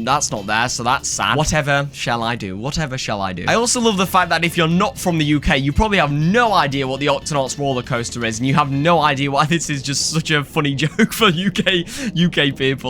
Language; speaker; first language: English; native; English